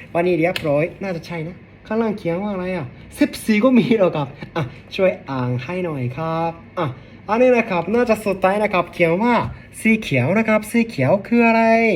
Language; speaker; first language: Thai; non-native, learner; Japanese